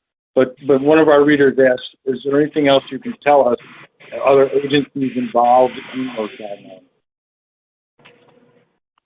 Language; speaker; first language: English; native; English